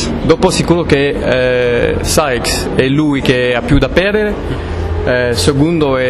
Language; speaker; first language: Italian; non-native, fluent; French